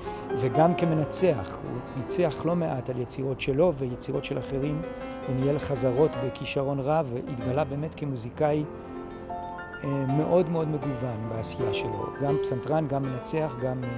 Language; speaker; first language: Hebrew; native; Hebrew